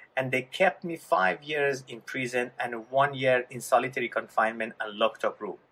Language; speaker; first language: English; non-native, fluent; Persian